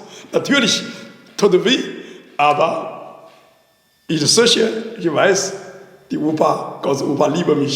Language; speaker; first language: German; non-native, learner; Chinese